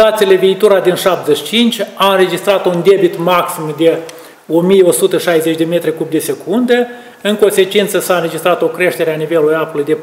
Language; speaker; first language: Romanian; native; Romanian